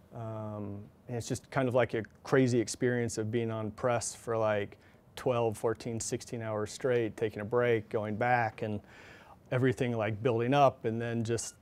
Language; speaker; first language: English; native; English